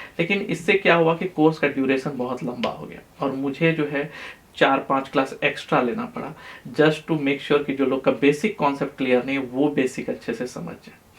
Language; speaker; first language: Hindi; native; Hindi